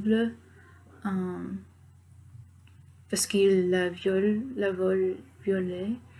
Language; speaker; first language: French; non-native, learner; Spanish